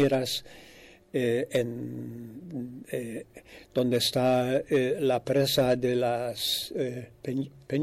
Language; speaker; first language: Spanish; non-native, fluent; German